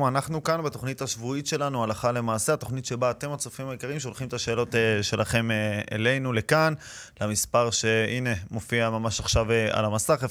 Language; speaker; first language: Hebrew; native; Hebrew